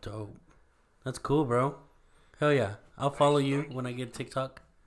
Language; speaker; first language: English; early bilingual, other home language; Spanish